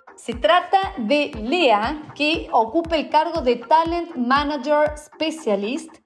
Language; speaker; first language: Spanish; native; Spanish